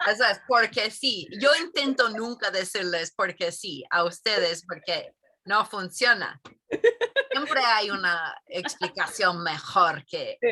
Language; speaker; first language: Spanish; non-native, fluent; English